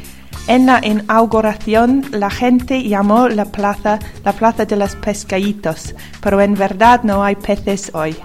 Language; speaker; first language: Spanish; non-native, learner; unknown